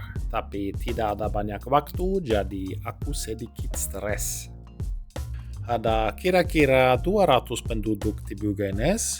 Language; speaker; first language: Indonesian; non-native, fluent; Norwegian